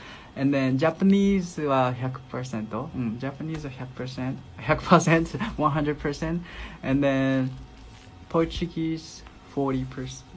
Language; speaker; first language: English; non-native, learner; Japanese